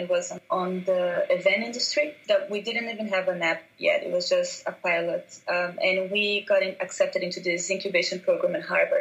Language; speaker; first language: English; non-native, fluent; Portuguese